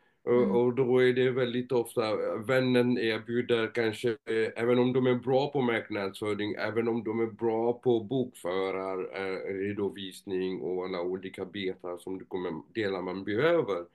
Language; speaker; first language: Swedish; non-native, fluent; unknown